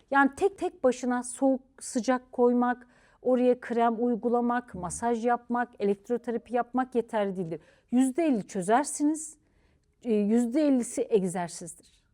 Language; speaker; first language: Turkish; native; Turkish